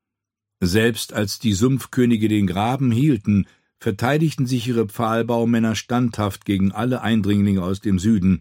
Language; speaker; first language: German; native; German